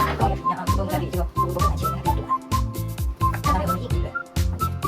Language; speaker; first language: Chinese; native; Chinese